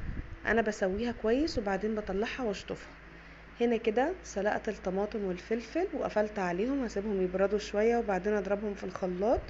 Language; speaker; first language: Arabic; native; Arabic